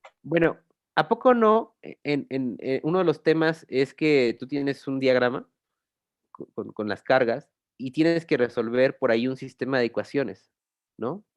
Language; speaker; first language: Spanish; native; Spanish